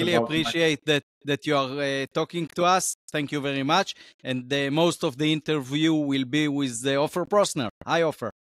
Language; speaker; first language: English; non-native, fluent; Hebrew